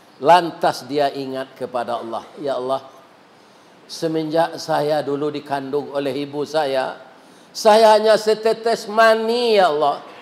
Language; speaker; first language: Malay; non-native, local second language; Minangkabau